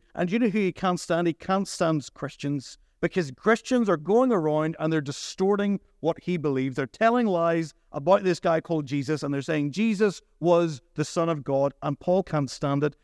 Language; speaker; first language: English; native; English